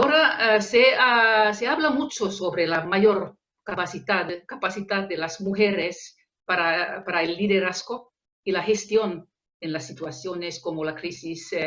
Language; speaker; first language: Spanish; non-native, fluent; Finnish